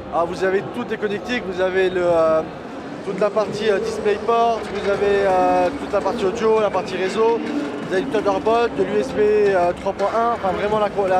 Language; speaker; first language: French; native; French